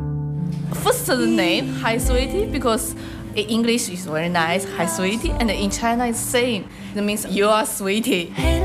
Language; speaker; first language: English; non-native, learner; Chinese